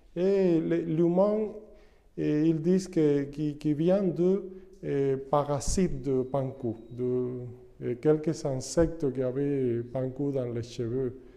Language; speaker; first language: French; non-native, fluent; Spanish